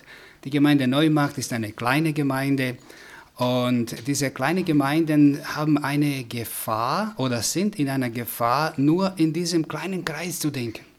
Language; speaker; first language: German; non-native, fluent; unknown